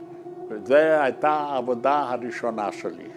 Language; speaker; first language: Hebrew; non-native, fluent; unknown